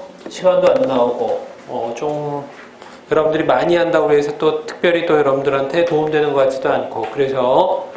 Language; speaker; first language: Korean; native; Korean